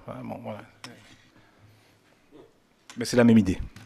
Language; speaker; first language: French; native; French